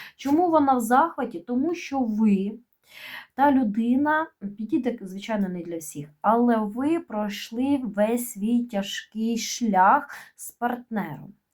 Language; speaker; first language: Ukrainian; non-native, local second language; Russian